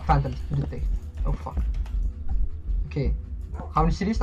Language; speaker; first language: Dutch; native; Dutch